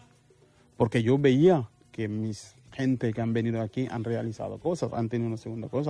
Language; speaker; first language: Spanish; non-native, fluent; Mandingo